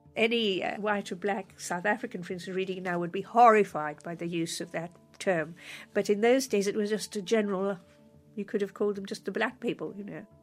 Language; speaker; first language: English; native; English